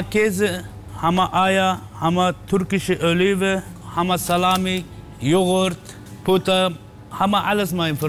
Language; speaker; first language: German; non-native, learner; Turkish